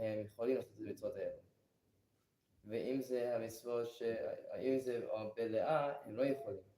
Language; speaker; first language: Hebrew; non-native, learner; English